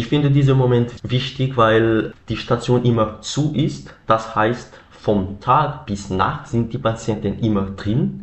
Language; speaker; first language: German; non-native, learner; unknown